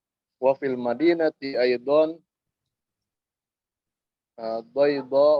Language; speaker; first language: Arabic; non-native, learner; Indonesian